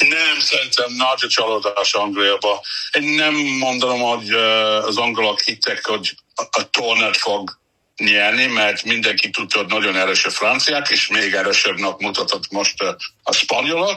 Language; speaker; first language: Hungarian; non-native, fluent; English